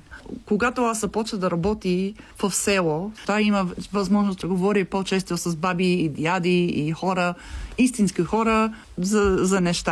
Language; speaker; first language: Bulgarian; non-native, learner; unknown